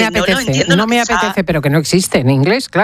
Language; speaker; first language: Spanish; native; Spanish